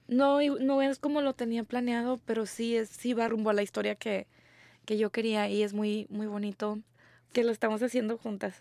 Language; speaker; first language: Spanish; native; Spanish